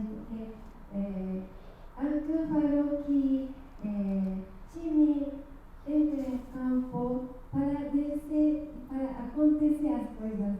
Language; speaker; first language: Portuguese; non-native, learner; Japanese